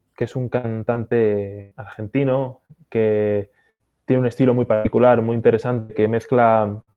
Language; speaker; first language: Spanish; native; Spanish